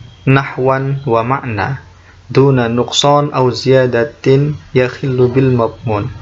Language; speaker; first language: Arabic; non-native, fluent; Indonesian